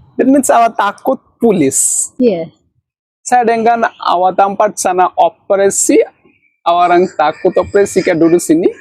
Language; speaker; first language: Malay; non-native, learner; Bangla